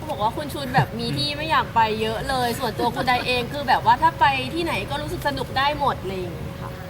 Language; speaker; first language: Thai; native; Thai